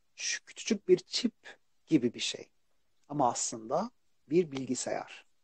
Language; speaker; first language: Turkish; non-native, fluent; Arabic